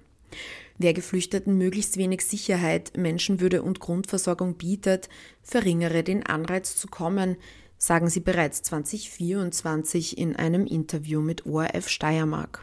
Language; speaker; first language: German; native; German